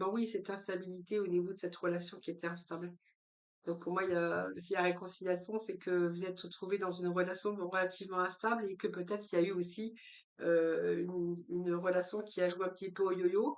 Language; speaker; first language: French; native; French